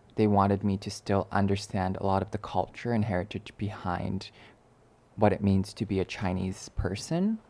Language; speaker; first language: English; early bilingual, other home language; Chinese